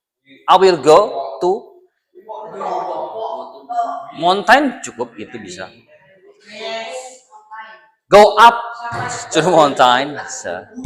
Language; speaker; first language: English; non-native, learner; Indonesian